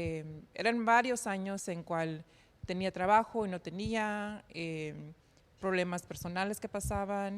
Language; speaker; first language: Spanish; early bilingual, heritage; Spanish